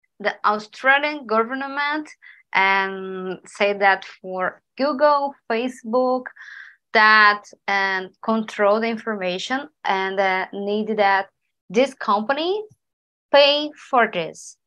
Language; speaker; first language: English; non-native, learner; Portuguese